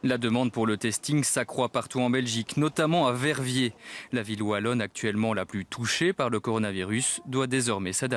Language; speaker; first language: French; native; French